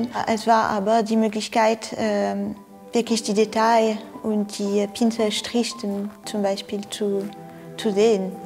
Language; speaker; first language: German; non-native, fluent; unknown